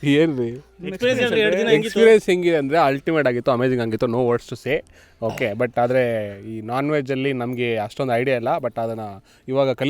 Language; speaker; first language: Kannada; native; Kannada